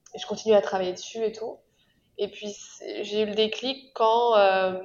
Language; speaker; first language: French; native; French